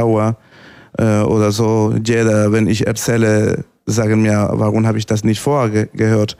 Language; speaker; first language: German; non-native, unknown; Spanish